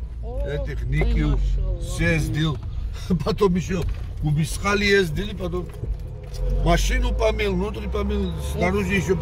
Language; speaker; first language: Russian; non-native, local second language; Georgian